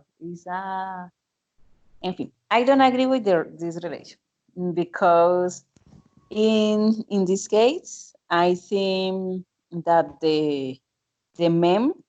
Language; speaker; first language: English; non-native, learner; Spanish